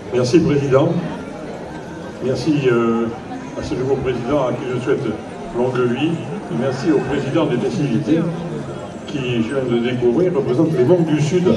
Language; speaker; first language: French; native; French